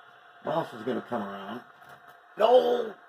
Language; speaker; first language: English; native; English